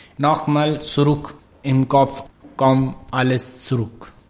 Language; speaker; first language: German; non-native, learner; Pashto